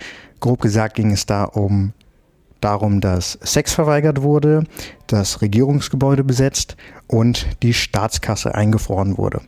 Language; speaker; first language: German; native; German